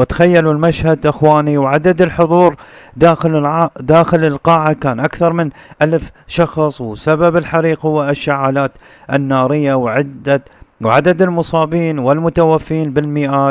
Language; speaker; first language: Arabic; native; Arabic